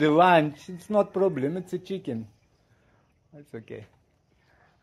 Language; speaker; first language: English; non-native, learner; Russian